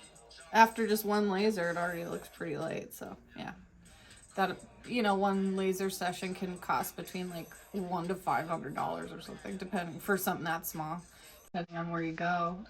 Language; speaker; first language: English; native; English